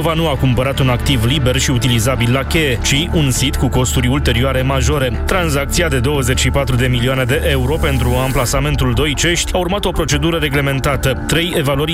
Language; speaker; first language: Romanian; native; Romanian